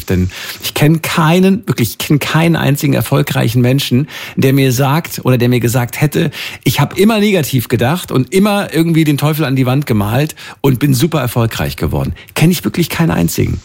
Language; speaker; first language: German; native; German